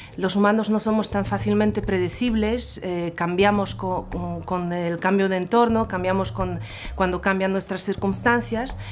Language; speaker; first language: Spanish; non-native, fluent; Polish